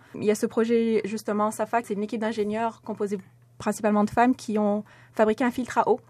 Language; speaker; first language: French; non-native, local second language; Arabic